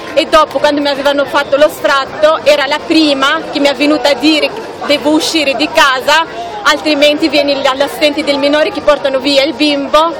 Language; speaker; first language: Italian; non-native, fluent; Arabic